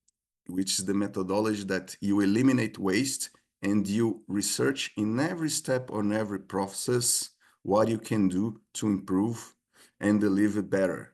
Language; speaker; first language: English; non-native, fluent; Portuguese